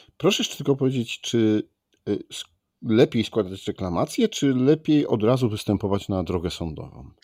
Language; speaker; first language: Polish; native; Polish